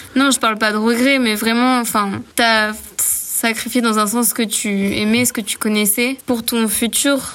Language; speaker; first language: French; early bilingual, other home language; Spanish